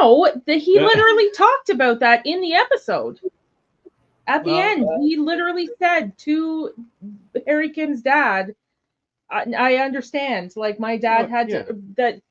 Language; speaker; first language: English; native; English